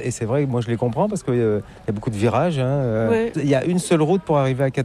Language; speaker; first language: French; native; French